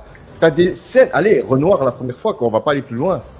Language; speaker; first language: French; native; French